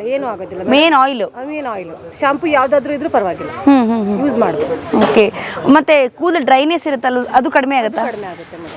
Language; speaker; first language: Kannada; non-native, local second language; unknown